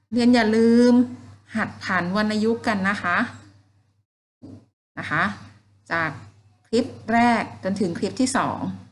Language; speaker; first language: Thai; native; Thai